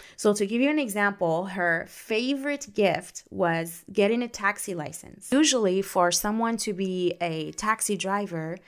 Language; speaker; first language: English; non-native, fluent; Arabic